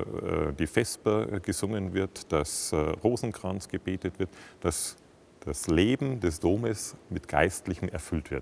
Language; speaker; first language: German; native; German